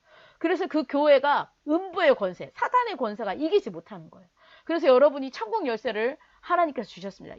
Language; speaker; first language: Korean; native; Korean